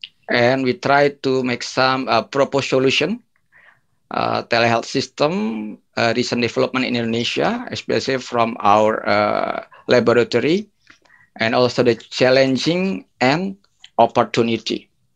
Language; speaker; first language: English; non-native, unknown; Indonesian